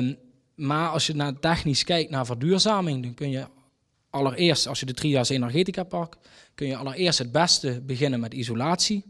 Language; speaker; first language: Dutch; native; Dutch